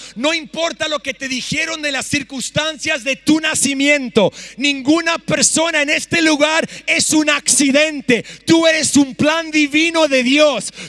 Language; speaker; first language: Spanish; early bilingual, other home language; English